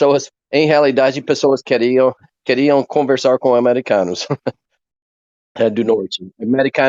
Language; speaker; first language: Portuguese; non-native, learner; English